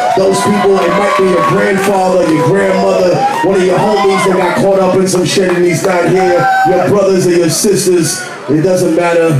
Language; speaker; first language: English; early bilingual, other home language; Spanish